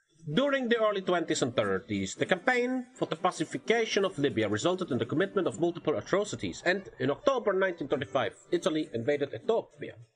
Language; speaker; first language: English; non-native, fluent; German